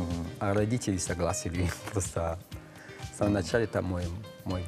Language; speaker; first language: Russian; non-native, learner; French